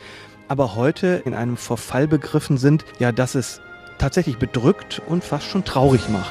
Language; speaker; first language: German; native; German